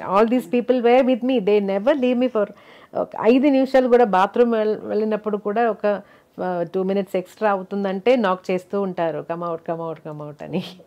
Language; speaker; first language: English; non-native, local second language; Malayalam